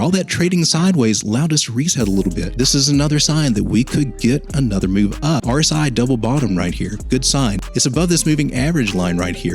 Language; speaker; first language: English; native; English